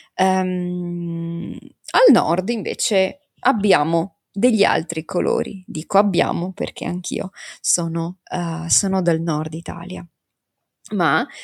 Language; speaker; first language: Italian; native; Italian